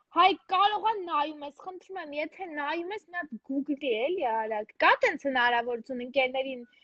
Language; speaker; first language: Armenian; native; Armenian